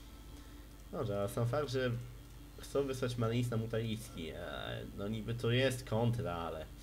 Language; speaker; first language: Polish; native; Polish